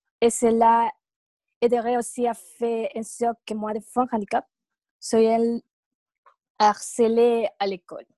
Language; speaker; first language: French; non-native, learner; Spanish